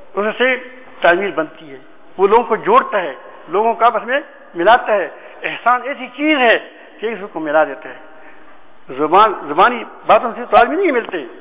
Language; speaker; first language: Urdu; native; Urdu